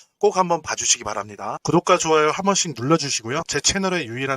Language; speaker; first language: Korean; native; Korean